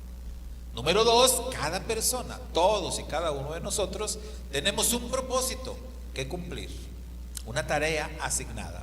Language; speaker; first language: Spanish; native; Spanish